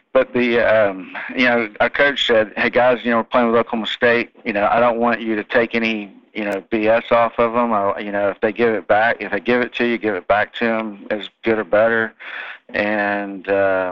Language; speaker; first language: English; native; English